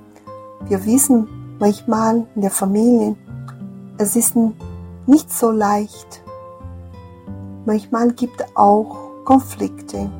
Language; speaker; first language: German; non-native, fluent; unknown